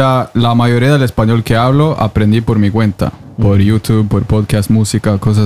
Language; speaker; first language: Spanish; non-native, fluent; Norwegian